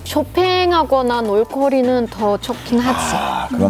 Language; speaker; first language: Korean; non-native, fluent; German